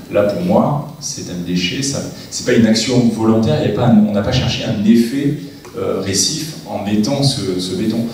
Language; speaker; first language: French; native; French